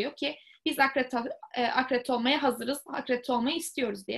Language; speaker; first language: Turkish; native; Turkish